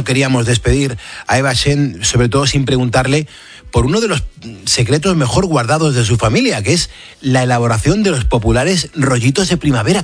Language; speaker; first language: Spanish; native; Spanish